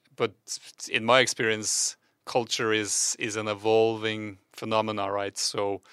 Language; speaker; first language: English; non-native, fluent; Norwegian